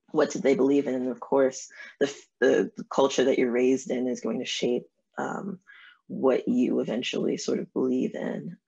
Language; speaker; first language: English; native; English